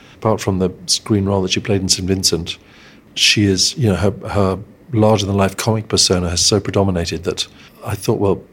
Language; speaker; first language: English; native; English